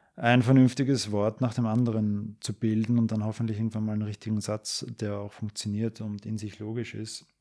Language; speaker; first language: German; native; German